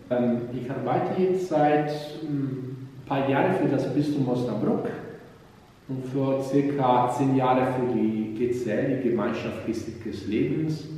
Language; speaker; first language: German; non-native, fluent; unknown